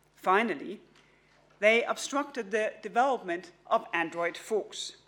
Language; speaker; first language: English; non-native, fluent; Danish